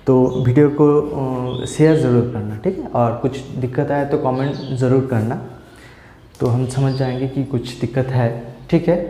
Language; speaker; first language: Hindi; non-native, local second language; Bangla